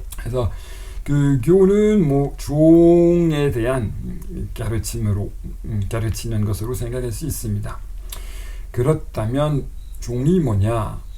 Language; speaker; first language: Korean; non-native, fluent; French